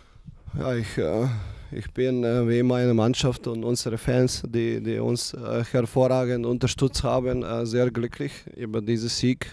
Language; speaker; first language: German; non-native, fluent; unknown